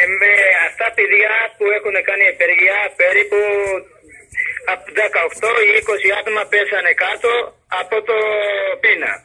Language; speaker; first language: Greek; non-native, learner; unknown